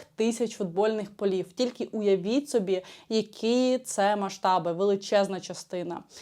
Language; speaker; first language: Ukrainian; native; Ukrainian